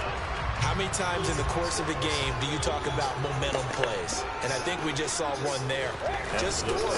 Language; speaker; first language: English; native; English